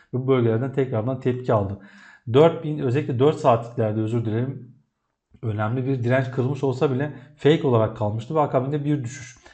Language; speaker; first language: Turkish; native; Turkish